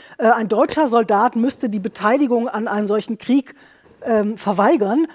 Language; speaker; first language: German; native; German